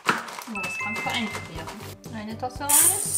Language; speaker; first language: German; native; German